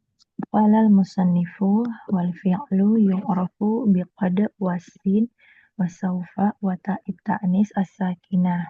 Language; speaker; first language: Arabic; non-native, learner; Indonesian